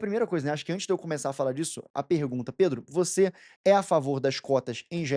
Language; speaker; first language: Portuguese; native; Portuguese